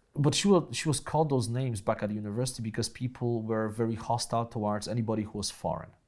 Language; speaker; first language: English; non-native, fluent; Polish